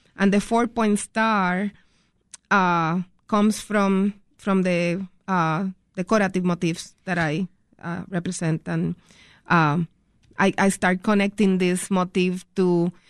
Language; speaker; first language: English; non-native, fluent; Spanish